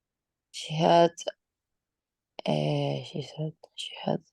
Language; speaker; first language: English; non-native, learner; Spanish